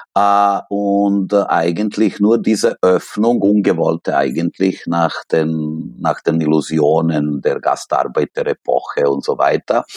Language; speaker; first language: German; non-native, fluent; Serbian